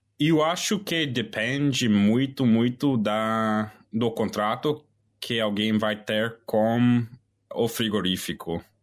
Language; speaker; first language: Portuguese; non-native, fluent; English